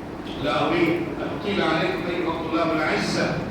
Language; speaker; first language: Arabic; non-native, fluent; Urdu